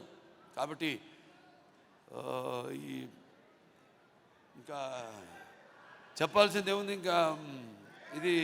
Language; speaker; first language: Telugu; native; Telugu